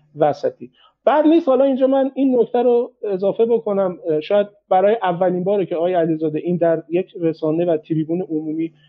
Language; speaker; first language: Persian; native; Persian